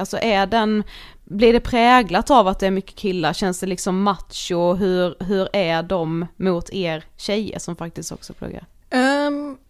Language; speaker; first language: Swedish; native; Swedish